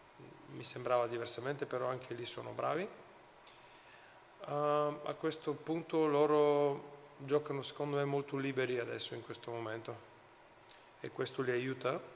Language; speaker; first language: Italian; non-native, fluent; Bulgarian